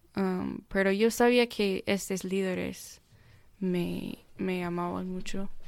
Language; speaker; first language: Spanish; non-native, fluent; English